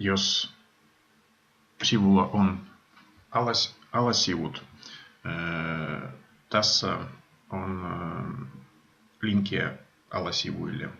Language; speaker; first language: Finnish; non-native, fluent; Russian